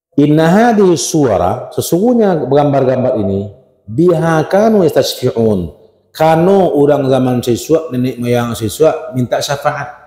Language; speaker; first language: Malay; non-native, local second language; Minangkabau